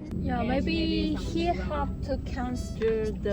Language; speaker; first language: English; non-native, learner; Chinese